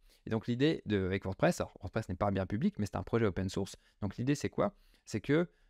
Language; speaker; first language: French; native; French